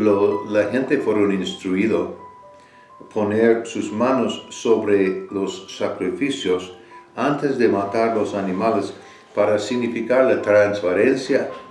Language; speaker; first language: Spanish; non-native, fluent; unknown